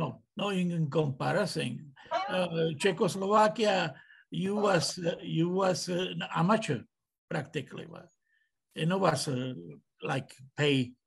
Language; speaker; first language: English; non-native, learner; Czech